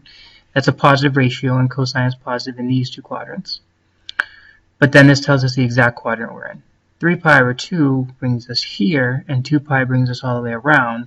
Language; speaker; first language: English; native; English